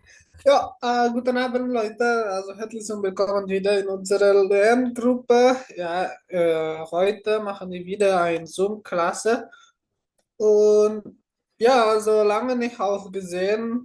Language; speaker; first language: German; non-native, fluent; Indonesian